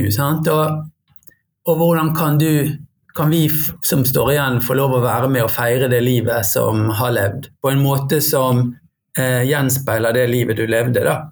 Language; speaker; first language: Norwegian; native; Norwegian